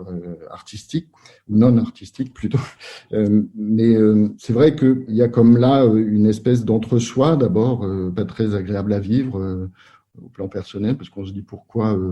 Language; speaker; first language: French; native; French